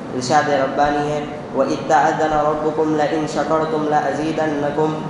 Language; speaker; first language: Urdu; native; Urdu